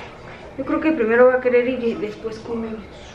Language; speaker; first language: Spanish; native; Spanish